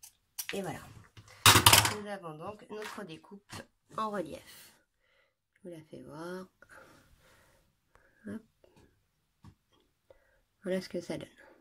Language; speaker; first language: French; native; French